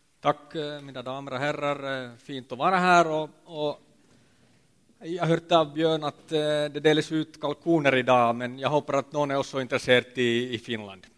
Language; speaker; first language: Swedish; non-native, local second language; Finnish